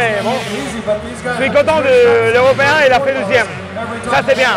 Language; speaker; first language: French; non-native, learner; Spanish